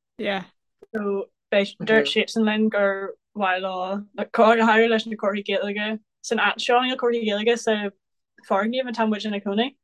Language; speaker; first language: Irish; non-native, local second language; English